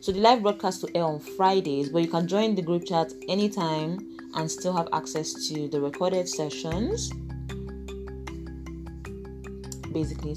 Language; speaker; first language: English; non-native, local second language; Igbo